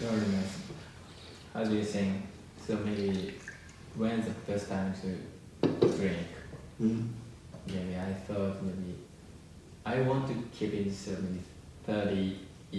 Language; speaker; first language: English; non-native, learner; Japanese